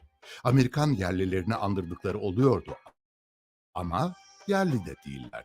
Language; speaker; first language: Turkish; native; Turkish